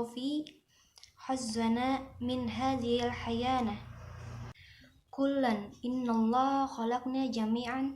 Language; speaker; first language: Arabic; non-native, learner; Indonesian